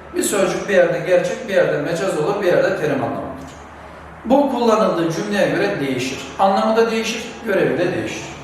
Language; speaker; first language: Turkish; native; Turkish